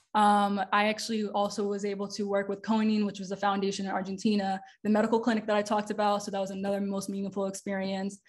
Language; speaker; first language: English; native; English